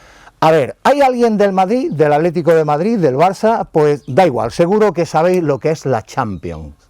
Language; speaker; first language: Spanish; native; Spanish